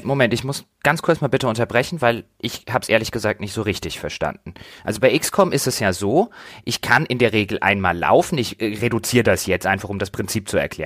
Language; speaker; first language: German; native; German